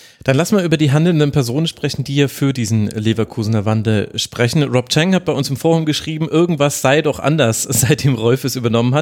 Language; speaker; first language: German; native; German